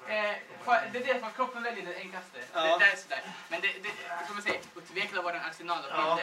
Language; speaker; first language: Swedish; non-native, fluent; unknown